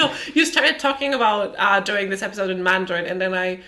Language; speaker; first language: English; non-native, fluent; Polish